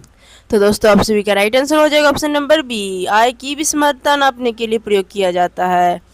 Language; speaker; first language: Hindi; native; Hindi